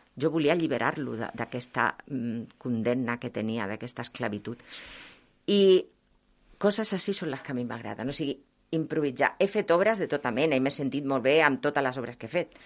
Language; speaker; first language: Catalan; non-native, local second language; Spanish